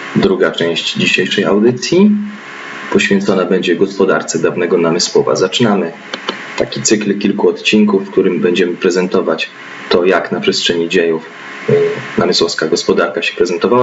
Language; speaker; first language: Polish; native; Polish